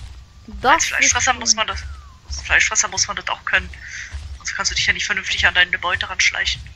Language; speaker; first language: German; native; German